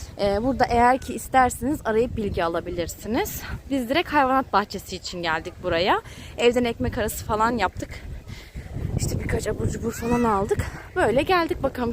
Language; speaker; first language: Turkish; native; Turkish